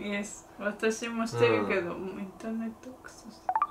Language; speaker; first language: Japanese; non-native, fluent; Spanish